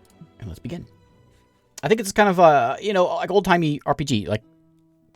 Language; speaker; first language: English; native; English